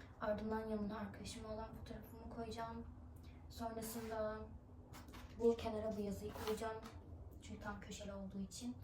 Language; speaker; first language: Turkish; early bilingual, other home language; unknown